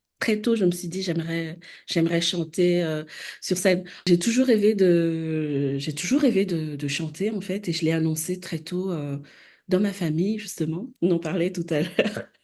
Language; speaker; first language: French; non-native, local second language; Malagasy